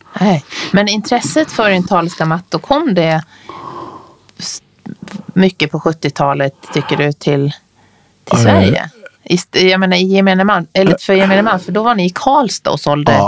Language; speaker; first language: Swedish; native; Swedish